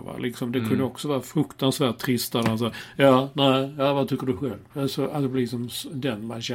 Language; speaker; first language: Swedish; native; Swedish